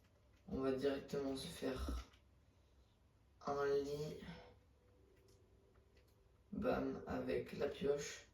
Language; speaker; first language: French; native; French